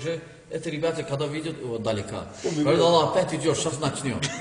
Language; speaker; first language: Russian; non-native, learner; Azerbaijani